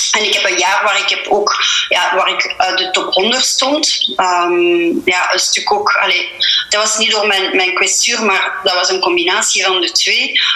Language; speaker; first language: Dutch; non-native, fluent; French